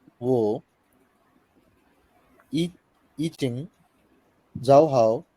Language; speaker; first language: Chinese; non-native, learner; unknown